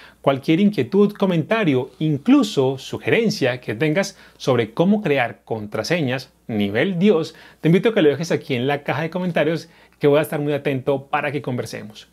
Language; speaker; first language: Spanish; native; Spanish